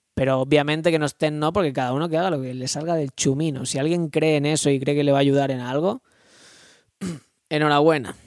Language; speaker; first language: Spanish; native; Spanish